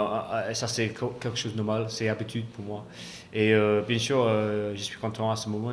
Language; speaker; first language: French; non-native, fluent; English